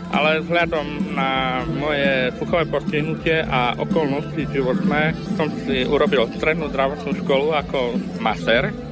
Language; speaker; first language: Slovak; native; Slovak